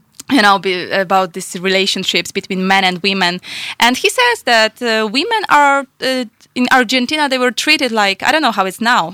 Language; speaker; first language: English; non-native, fluent; Polish